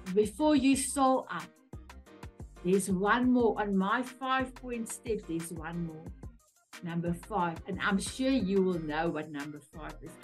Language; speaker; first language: English; non-native, local second language; Afrikaans